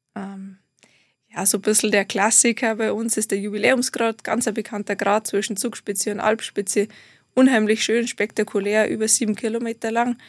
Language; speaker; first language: German; native; German